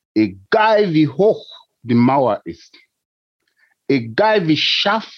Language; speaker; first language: German; non-native, fluent; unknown